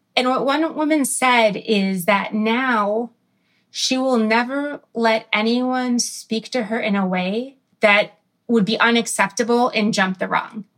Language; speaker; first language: English; early bilingual, other home language; Arabic